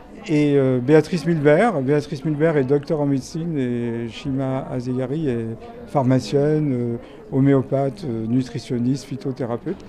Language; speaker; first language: French; native; French